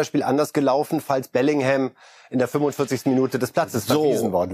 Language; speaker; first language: German; native; German